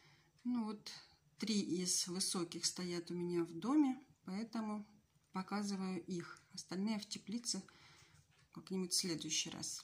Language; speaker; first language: Russian; native; Russian